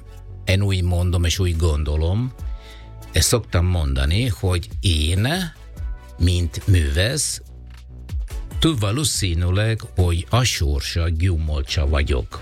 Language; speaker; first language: Hungarian; non-native, fluent; Italian